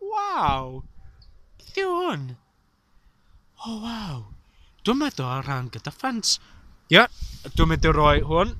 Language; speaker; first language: Welsh; non-native, learner; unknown